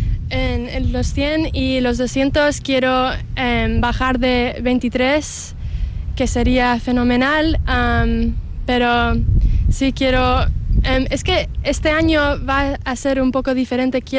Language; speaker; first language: Spanish; early bilingual, heritage; English